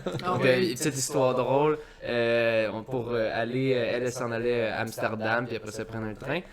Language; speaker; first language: French; native; French